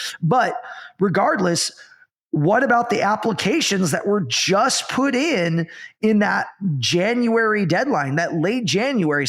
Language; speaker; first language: English; native; English